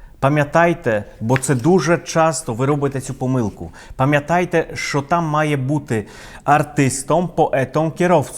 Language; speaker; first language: Ukrainian; non-native, fluent; Polish